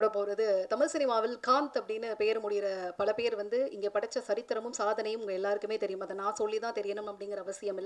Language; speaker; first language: Tamil; native; Tamil